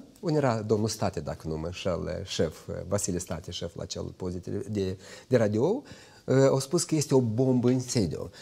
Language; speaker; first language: Romanian; native; Romanian